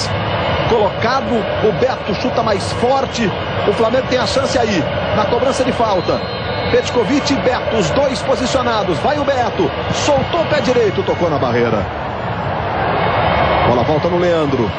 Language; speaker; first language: Portuguese; native; Portuguese